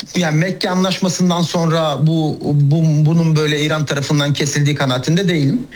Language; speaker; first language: Turkish; native; Turkish